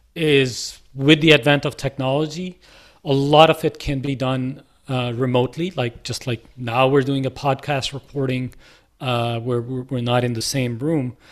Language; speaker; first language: English; non-native, local second language; Punjabi